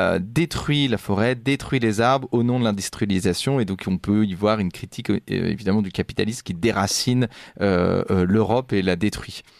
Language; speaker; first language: French; native; French